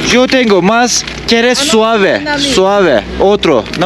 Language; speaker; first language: Spanish; non-native, learner; Turkish